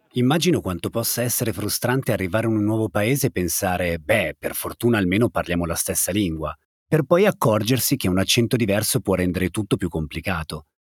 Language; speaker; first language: Italian; native; Italian